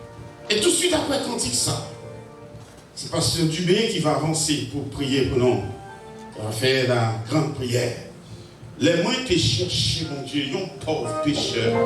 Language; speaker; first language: French; non-native, local second language; Haitian Creole